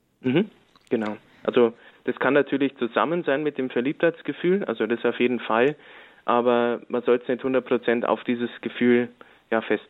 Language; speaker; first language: German; native; German